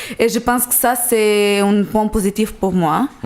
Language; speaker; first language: French; non-native, learner; Portuguese